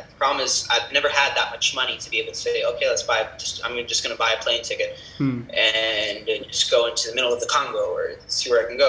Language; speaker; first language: English; non-native, fluent; Spanish